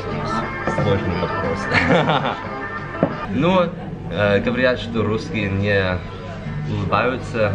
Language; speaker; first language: Russian; non-native, learner; English